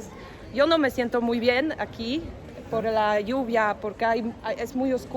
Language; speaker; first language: Spanish; non-native, fluent; Polish